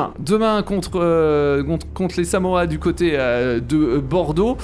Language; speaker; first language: French; native; French